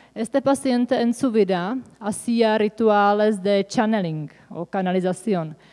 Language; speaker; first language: Spanish; non-native, fluent; Czech